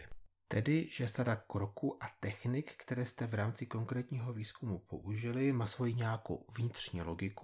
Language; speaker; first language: Czech; native; Czech